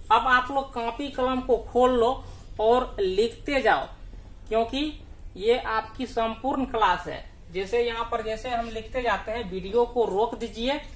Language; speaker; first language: Hindi; native; Hindi